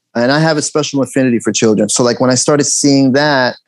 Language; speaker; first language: English; early bilingual, other home language; Persian